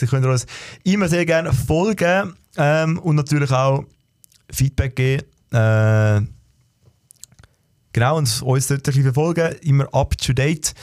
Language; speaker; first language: German; native; German